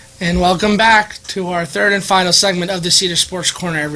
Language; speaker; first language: English; native; English